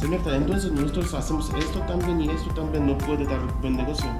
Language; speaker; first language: Spanish; non-native, learner; Korean